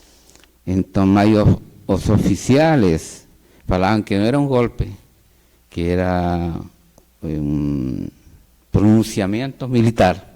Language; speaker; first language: Portuguese; non-native, fluent; Spanish